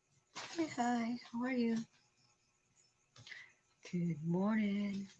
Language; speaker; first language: English; non-native, local second language; Cebuano